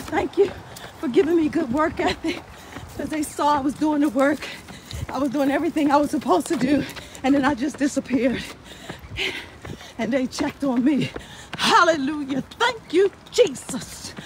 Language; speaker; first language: English; native; English